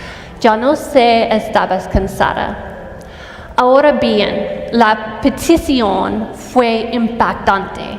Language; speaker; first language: Spanish; non-native, fluent; English